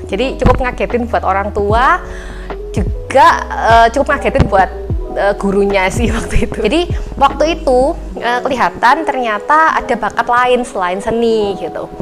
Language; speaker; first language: Indonesian; native; Indonesian